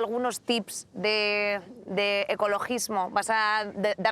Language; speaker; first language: Spanish; native; Spanish